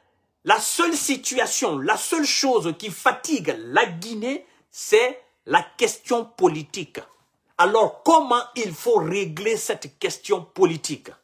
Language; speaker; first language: French; non-native, local second language; Mandingo